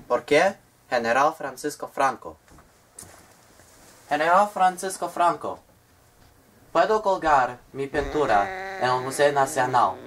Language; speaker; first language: Spanish; non-native, learner; English